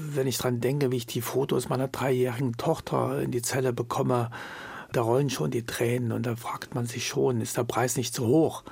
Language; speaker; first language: German; native; German